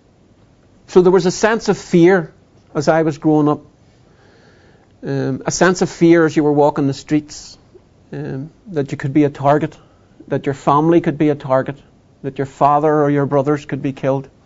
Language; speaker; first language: English; native; English